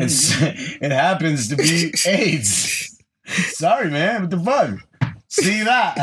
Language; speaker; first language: English; early bilingual, other home language; Spanish